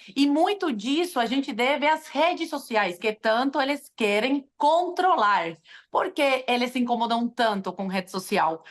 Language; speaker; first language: Portuguese; non-native, fluent; Spanish